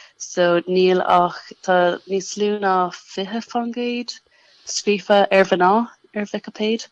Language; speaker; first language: Irish; non-native, local second language; English